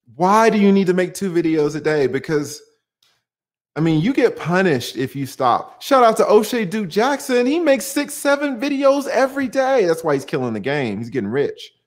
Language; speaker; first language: English; native; English